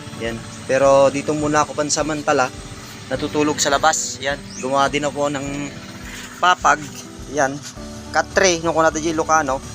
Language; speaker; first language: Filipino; non-native, local second language; Iloko